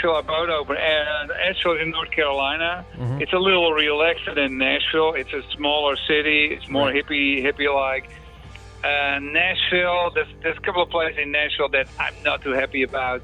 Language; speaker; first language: English; non-native, fluent; Dutch